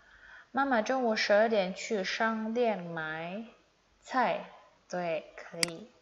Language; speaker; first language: Chinese; non-native, fluent; Indonesian